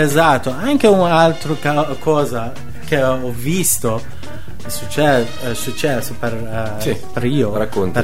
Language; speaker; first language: Italian; non-native, learner; Persian